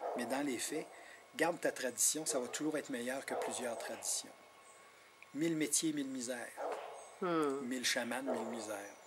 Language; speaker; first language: French; non-native, local second language; Innu-aimun